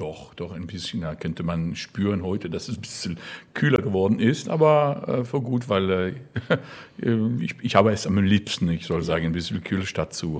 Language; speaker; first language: German; non-native, fluent; French